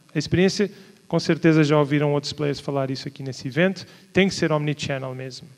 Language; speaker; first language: Portuguese; native; Portuguese